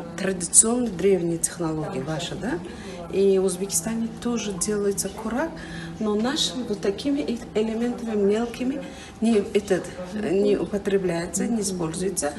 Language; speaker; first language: Russian; non-native, local second language; Kyrgyz